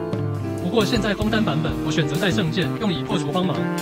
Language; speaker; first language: Chinese; native; Chinese